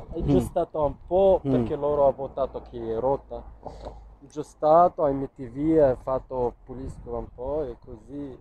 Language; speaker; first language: Italian; non-native, learner; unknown